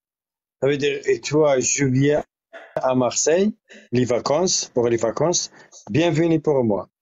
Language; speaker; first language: French; non-native, learner; Arabic